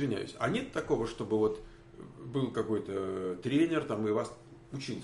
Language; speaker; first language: Russian; native; Russian